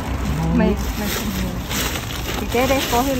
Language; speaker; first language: Spanish; non-native, learner; Filipino